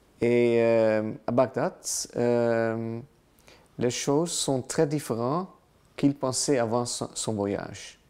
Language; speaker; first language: French; non-native, learner; Dutch